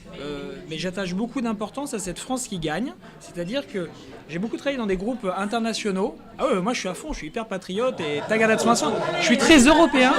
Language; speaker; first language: French; native; French